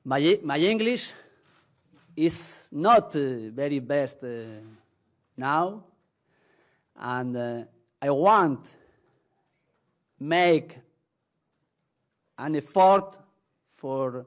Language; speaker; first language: English; non-native, learner; Spanish